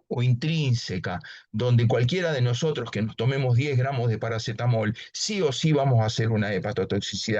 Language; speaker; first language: Spanish; native; Spanish